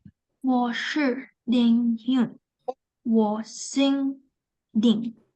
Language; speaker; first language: Chinese; non-native, learner; Filipino